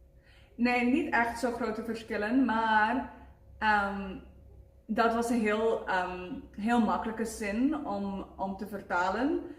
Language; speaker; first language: Dutch; non-native, learner; Afrikaans